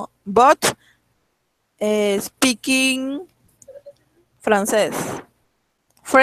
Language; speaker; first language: English; non-native, learner; Spanish